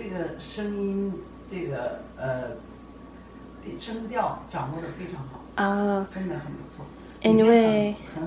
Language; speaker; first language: Chinese; native; Chinese